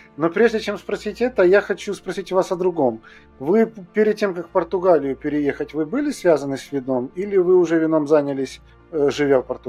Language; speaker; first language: Russian; native; Russian